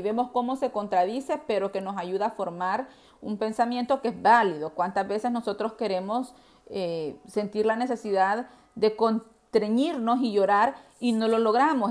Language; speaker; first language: Spanish; native; Spanish